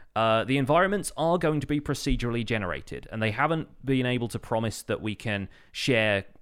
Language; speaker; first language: English; native; English